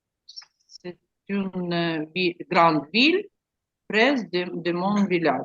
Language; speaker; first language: French; non-native, learner; Ukrainian